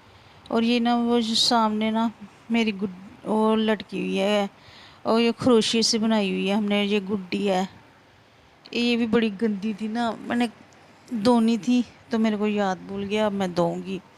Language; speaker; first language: Hindi; non-native, local second language; Punjabi